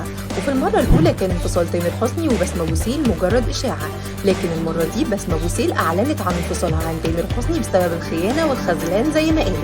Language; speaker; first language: Arabic; native; Arabic